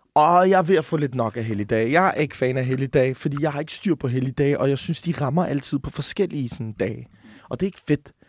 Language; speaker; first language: Danish; early bilingual, other home language; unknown